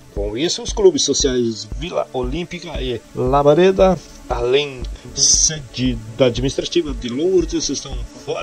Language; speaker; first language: Portuguese; native; Portuguese